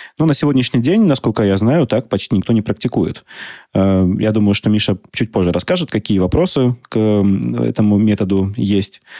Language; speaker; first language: Russian; native; Russian